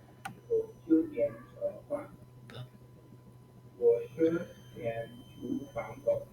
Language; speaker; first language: Chinese; non-native, learner; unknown